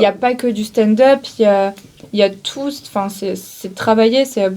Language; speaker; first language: French; native; French